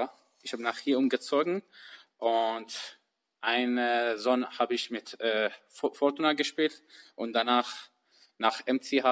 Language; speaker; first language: German; non-native, learner; Persian